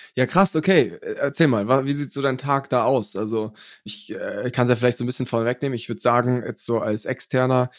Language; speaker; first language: German; early bilingual, other home language; Arabic